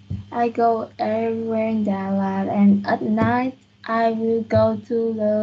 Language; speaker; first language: English; non-native, learner; Vietnamese